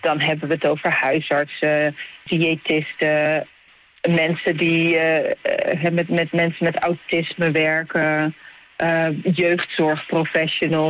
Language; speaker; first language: Dutch; native; Dutch